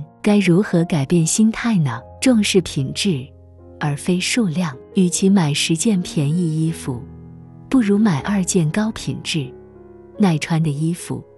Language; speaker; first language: Chinese; native; Chinese